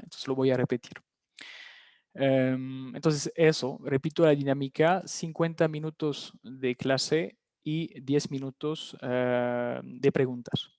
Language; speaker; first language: Spanish; non-native, fluent; French